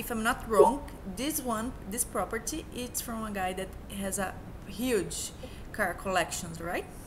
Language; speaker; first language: English; non-native, fluent; Portuguese